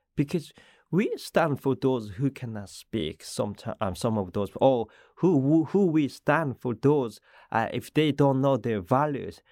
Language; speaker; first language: English; non-native, learner; Korean